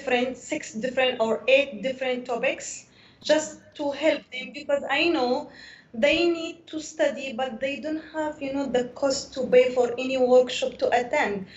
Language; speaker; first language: English; non-native, learner; Arabic